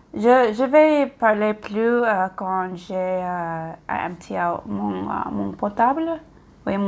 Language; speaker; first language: French; non-native, learner; English